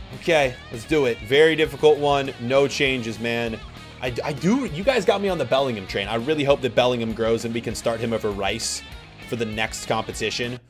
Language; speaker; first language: English; native; English